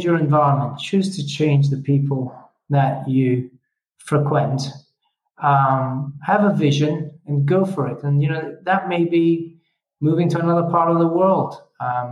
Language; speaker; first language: English; non-native, fluent; Italian